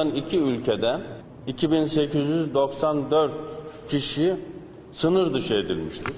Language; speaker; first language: Turkish; native; Turkish